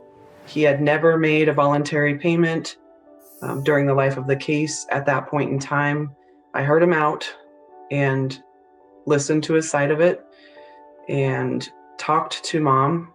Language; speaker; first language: English; native; English